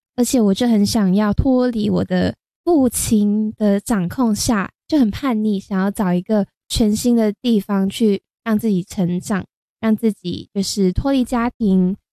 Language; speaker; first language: Chinese; non-native, local second language; Cantonese